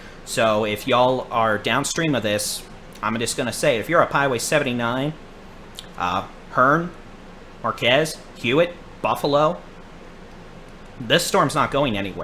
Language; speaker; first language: English; native; English